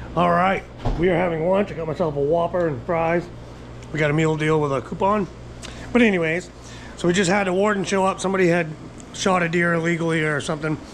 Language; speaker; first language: English; native; English